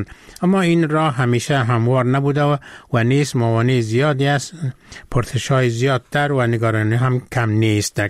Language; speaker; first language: Persian; native; Persian